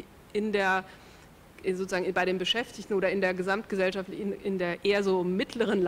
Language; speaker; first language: German; native; German